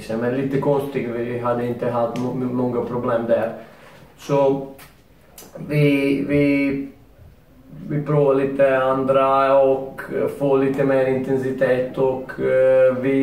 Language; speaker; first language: Swedish; non-native, learner; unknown